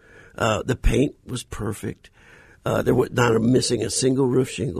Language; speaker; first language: English; native; English